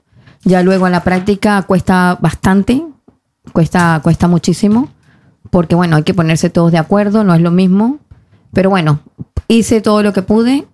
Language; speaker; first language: Spanish; native; Spanish